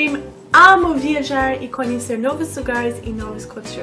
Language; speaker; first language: Portuguese; non-native, fluent; English